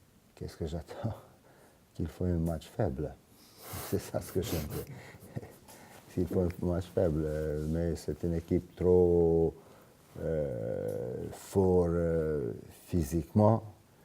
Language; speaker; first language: French; non-native, fluent; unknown